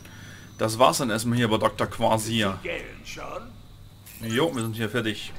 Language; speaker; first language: German; native; German